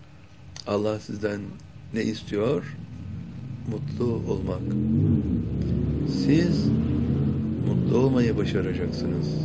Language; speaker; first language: Turkish; native; Turkish